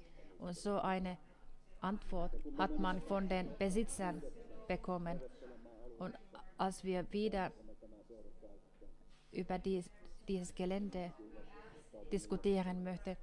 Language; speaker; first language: German; non-native, fluent; Finnish